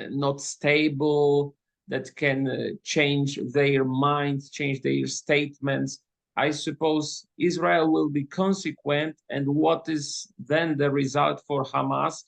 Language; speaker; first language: English; non-native, fluent; Polish